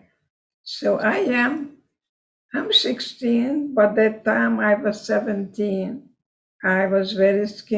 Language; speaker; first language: English; non-native, fluent; Hungarian